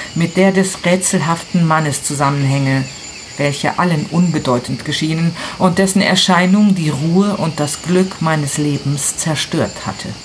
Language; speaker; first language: German; non-native, fluent; Italian